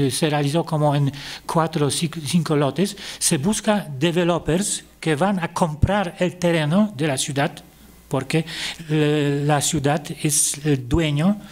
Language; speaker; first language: Spanish; non-native, fluent; Polish